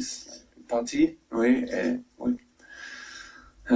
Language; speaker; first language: French; non-native, fluent; German